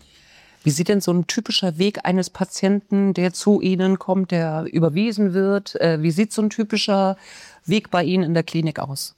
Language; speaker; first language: German; native; German